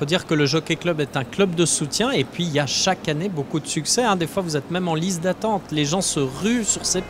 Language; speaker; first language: French; native; French